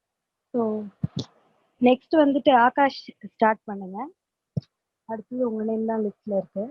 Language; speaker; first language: Tamil; native; Tamil